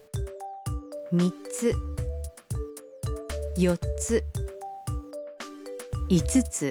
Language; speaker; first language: Japanese; native; Japanese